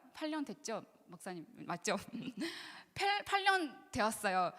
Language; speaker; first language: Korean; non-native, learner; Chinese